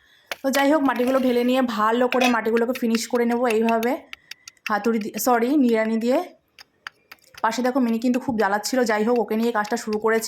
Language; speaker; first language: Bangla; native; Bangla